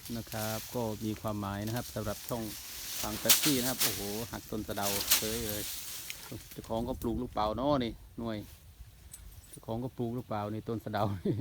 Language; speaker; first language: Thai; non-native, local second language; Northern Khmer